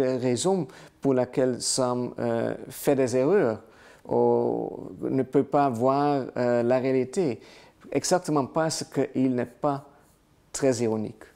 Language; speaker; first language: French; non-native, learner; Dutch